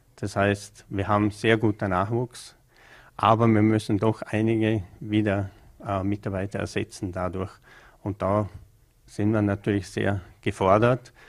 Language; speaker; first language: German; native; German